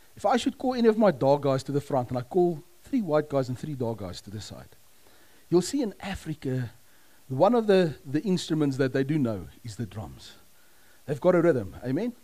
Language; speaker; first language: English; non-native, local second language; Afrikaans